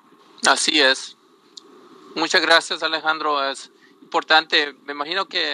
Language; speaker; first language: Spanish; early bilingual, heritage; Spanish